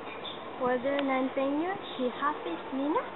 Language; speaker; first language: Chinese; non-native, learner; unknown